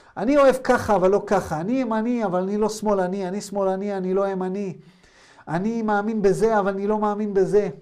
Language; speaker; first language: Hebrew; native; Hebrew